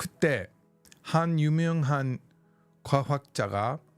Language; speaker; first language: Korean; non-native, learner; English